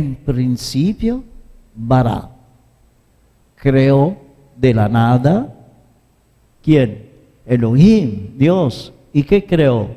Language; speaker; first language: Spanish; non-native, fluent; Italian